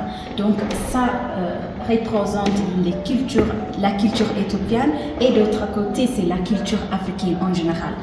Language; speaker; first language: French; non-native, learner; Amharic